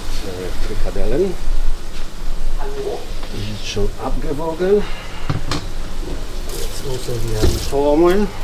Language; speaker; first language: German; non-native, fluent; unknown